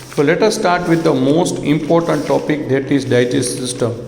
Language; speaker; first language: English; non-native, local second language; Gujarati